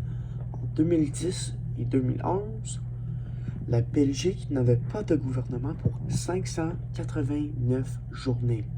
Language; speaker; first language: French; non-native, learner; English